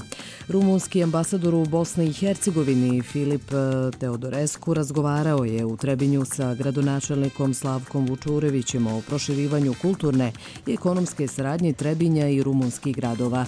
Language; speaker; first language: Croatian; native; Croatian